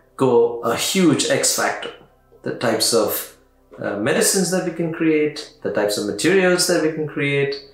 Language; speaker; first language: English; non-native, local second language; Tamil